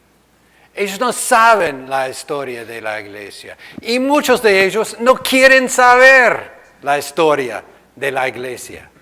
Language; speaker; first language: Spanish; non-native, fluent; English